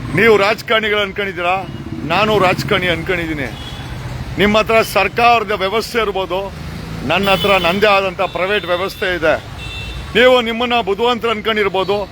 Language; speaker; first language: Kannada; native; Kannada